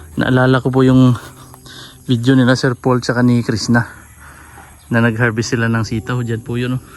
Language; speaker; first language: Filipino; non-native, local second language; Cebuano